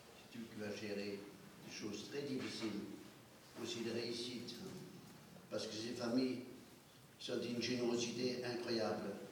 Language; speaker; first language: French; non-native, fluent; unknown